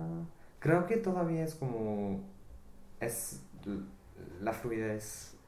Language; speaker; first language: Spanish; non-native, fluent; English